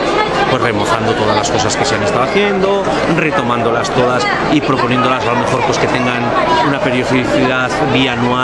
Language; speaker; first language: Spanish; native; Spanish